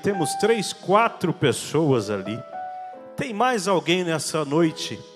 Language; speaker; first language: Portuguese; native; Portuguese